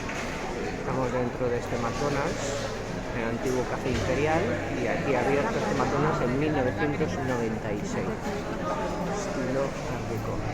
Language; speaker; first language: Spanish; native; Spanish